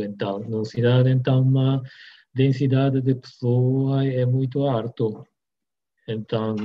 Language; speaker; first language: Portuguese; non-native, learner; Japanese